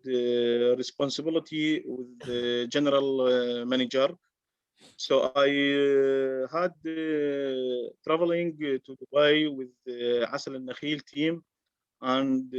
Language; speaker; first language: English; non-native, learner; Arabic